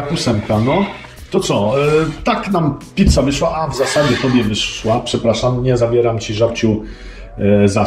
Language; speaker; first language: Polish; native; Polish